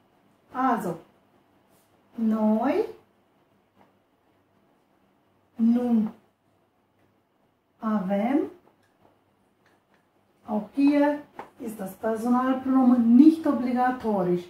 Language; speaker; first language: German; non-native, fluent; Romanian